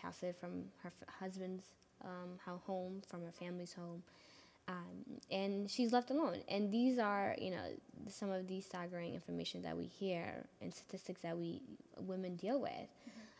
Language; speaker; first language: English; early bilingual, other home language; Amharic